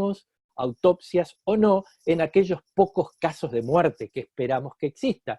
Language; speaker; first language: Spanish; native; Spanish